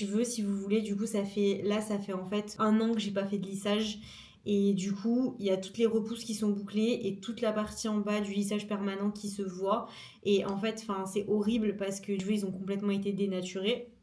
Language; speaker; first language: French; native; French